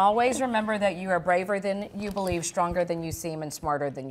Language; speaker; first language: English; native; English